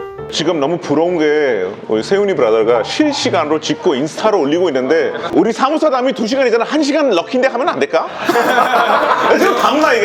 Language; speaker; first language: Korean; non-native, fluent; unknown